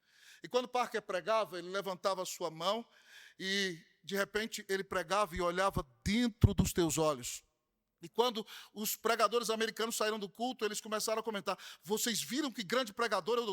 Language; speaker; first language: Portuguese; native; Portuguese